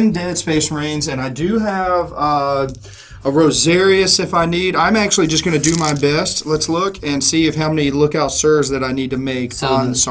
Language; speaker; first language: English; native; English